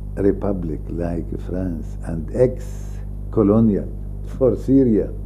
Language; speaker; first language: English; non-native, fluent; Arabic